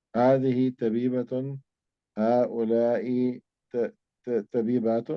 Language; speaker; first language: Arabic; non-native, learner; Urdu